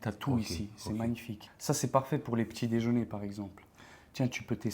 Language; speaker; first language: French; native; French